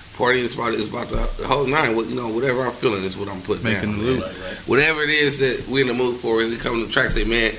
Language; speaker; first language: English; native; English